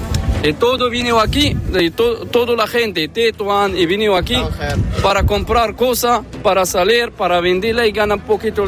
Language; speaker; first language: Spanish; non-native, learner; Arabic